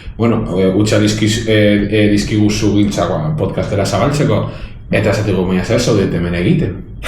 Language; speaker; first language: Basque; non-native, local second language; Spanish